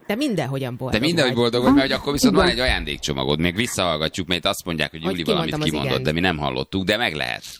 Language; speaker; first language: Hungarian; native; Hungarian